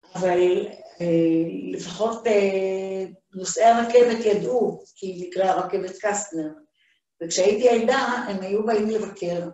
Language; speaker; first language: Hebrew; early bilingual, other home language; Hungarian